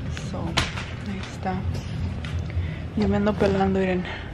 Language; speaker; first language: Spanish; early bilingual, heritage; Spanish